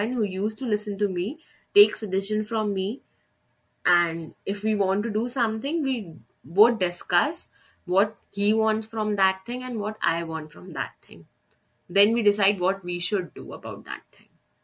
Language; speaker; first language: English; non-native, local second language; Hindi